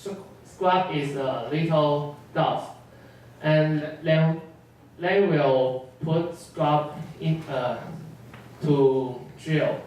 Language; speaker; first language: English; non-native, learner; Chinese